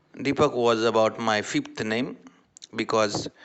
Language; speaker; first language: English; non-native, local second language; Marathi